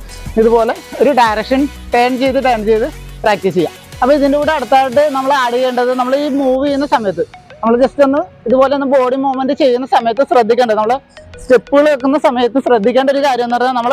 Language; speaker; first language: Malayalam; native; Malayalam